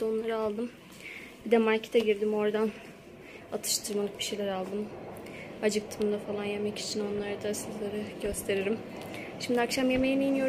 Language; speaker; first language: Turkish; native; Turkish